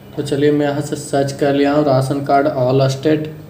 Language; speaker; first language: Hindi; native; Hindi